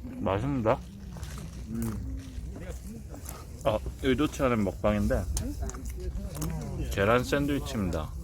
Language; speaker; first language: Korean; native; Korean